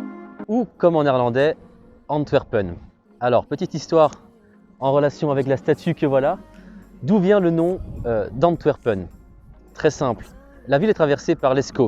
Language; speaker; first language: French; native; French